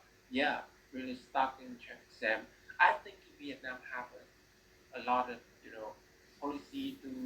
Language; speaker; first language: English; non-native, learner; Vietnamese